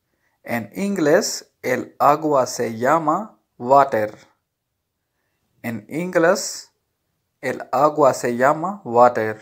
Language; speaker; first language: Spanish; non-native, learner; Urdu